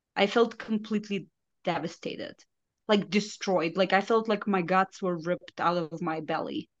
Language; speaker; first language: English; non-native, fluent; Russian